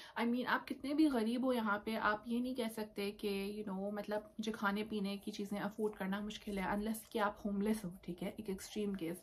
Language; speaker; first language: Urdu; native; Urdu